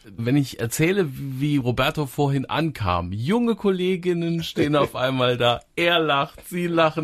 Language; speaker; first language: German; native; German